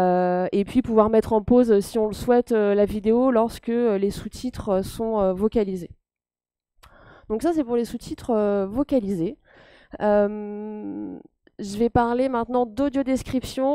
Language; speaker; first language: French; native; French